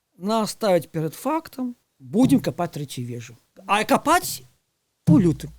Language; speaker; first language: Belarusian; native; Belarusian